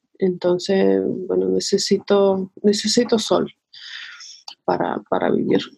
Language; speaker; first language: Spanish; non-native, fluent; Russian